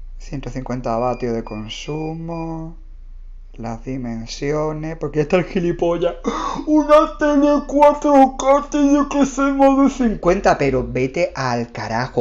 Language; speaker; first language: Spanish; native; Spanish